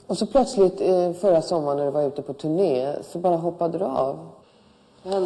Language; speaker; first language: Swedish; native; Swedish